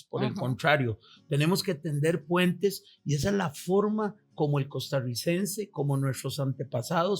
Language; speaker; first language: Spanish; native; Spanish